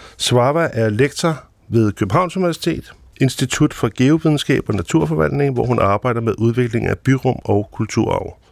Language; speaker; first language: Danish; native; Danish